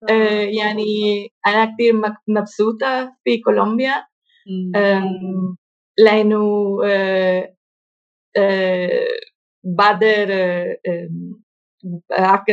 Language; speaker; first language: Arabic; non-native, learner; Spanish